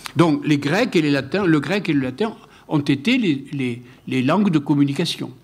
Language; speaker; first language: French; non-native, local second language; Occitan